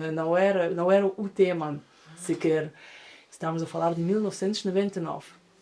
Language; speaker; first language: Portuguese; non-native, fluent; Russian